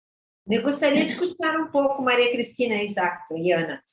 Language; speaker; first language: Spanish; non-native, fluent; Portuguese